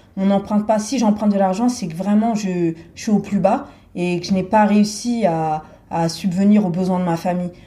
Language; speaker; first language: French; native; French